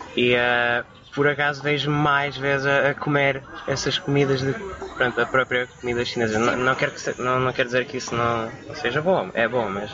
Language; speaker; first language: Portuguese; early bilingual, other home language; Romanian